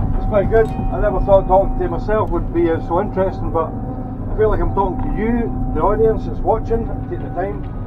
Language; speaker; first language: English; native; English